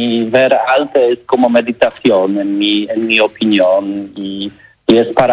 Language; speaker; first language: Spanish; non-native, learner; Polish